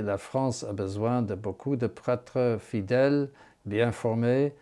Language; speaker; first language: French; non-native, fluent; English